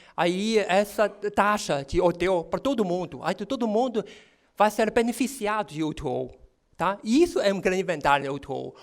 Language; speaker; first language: Portuguese; non-native, fluent; Chinese